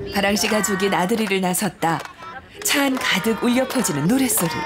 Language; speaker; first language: Korean; native; Korean